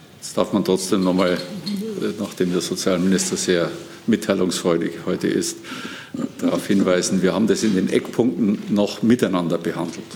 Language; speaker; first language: German; native; German